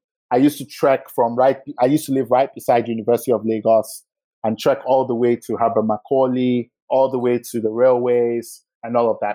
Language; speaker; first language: English; non-native, local second language; Yoruba